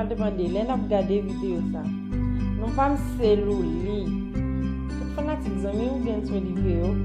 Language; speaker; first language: French; non-native, learner; Haitian Creole